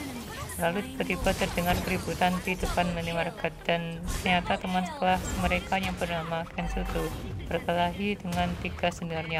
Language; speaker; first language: Indonesian; native; Indonesian